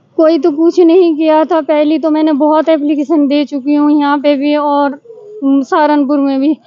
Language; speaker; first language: Hindi; native; Hindi